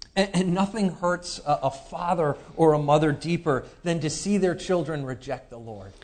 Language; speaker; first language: English; native; English